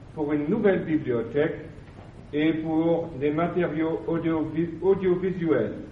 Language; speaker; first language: French; non-native, fluent; English